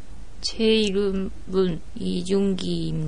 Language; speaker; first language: Korean; non-native, learner; Japanese